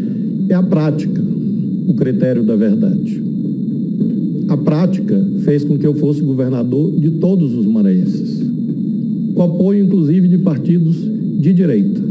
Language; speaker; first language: Portuguese; native; Portuguese